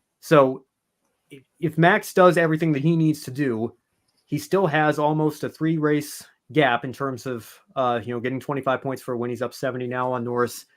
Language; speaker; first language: English; native; English